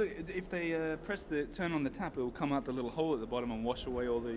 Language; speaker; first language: English; native; English